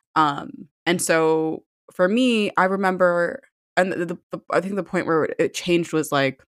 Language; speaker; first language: English; early bilingual, other home language; Amharic